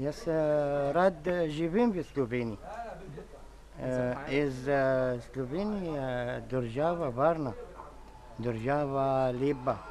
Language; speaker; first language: Slovenian; non-native, learner; Arabic